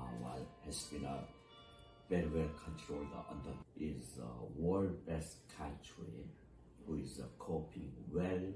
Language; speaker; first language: English; non-native, fluent; Korean